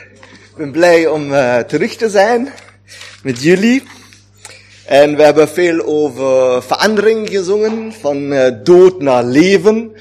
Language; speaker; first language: Dutch; non-native, fluent; German